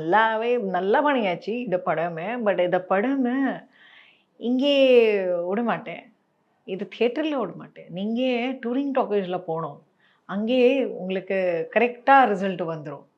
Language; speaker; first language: Tamil; non-native, learner; Marathi